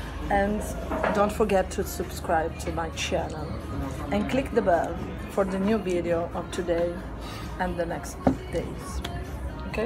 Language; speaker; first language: English; non-native, learner; Italian